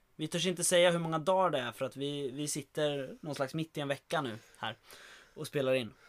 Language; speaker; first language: Swedish; native; Swedish